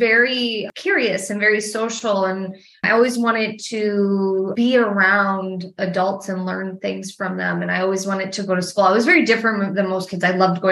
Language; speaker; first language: English; native; English